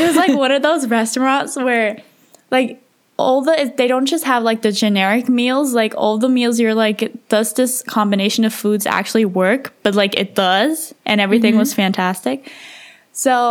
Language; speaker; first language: English; early bilingual, heritage; English